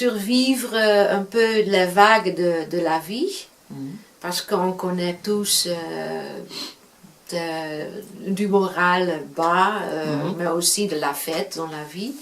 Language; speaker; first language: French; non-native, fluent; Dutch